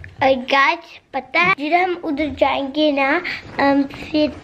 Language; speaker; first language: Hindi; early bilingual, heritage; Hindi